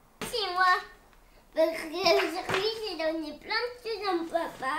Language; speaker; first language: French; early bilingual, other home language; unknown